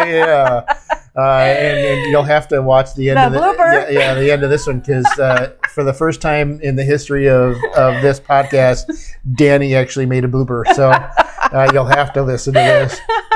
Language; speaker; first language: English; native; English